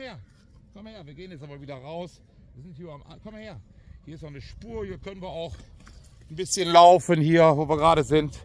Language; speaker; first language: German; native; German